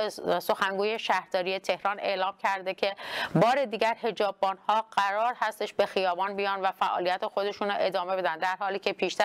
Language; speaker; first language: Persian; non-native, local second language; Kurdish